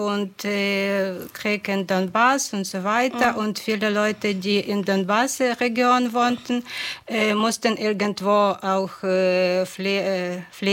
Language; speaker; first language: German; non-native, fluent; Ukrainian